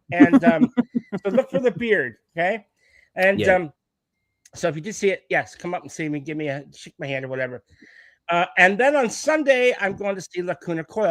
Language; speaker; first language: English; native; English